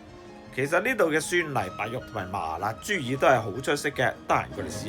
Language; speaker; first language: Cantonese; native; Cantonese